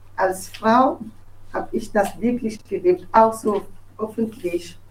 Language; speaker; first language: German; non-native, fluent; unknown